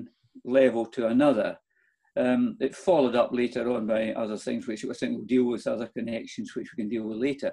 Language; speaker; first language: English; native; English